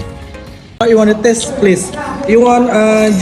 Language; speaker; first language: English; non-native, learner; Indonesian